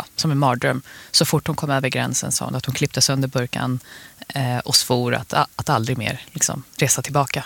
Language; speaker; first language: Swedish; early bilingual, other home language; Persian